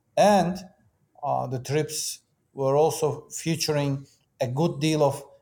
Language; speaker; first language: English; non-native, fluent; Turkish